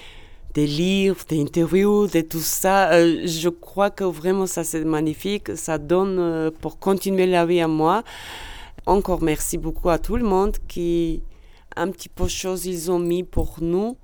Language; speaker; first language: French; non-native, learner; Georgian